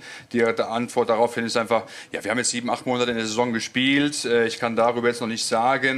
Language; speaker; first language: German; native; German